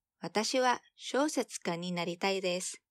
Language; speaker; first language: Japanese; non-native, fluent; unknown